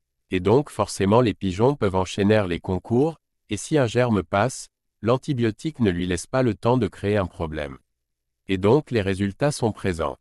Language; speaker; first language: French; native; French